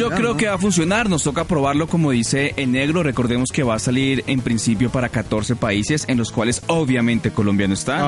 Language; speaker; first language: Spanish; native; Spanish